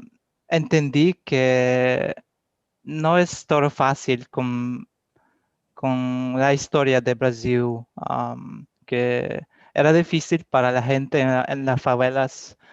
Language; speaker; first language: Spanish; non-native, learner; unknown